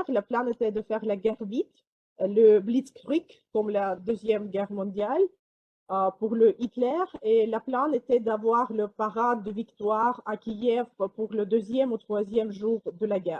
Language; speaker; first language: French; non-native, fluent; Ukrainian